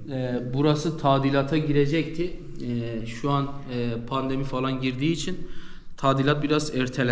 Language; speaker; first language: Turkish; native; Turkish